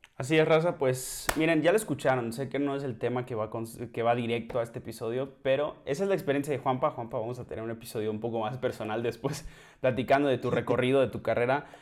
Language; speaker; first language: Spanish; native; Spanish